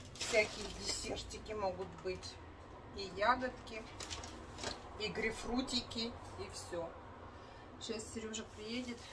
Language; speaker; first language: Russian; native; Russian